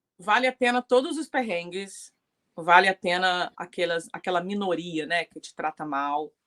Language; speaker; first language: Portuguese; native; Portuguese